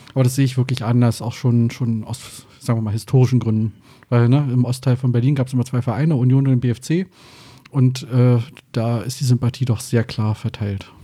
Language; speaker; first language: German; native; German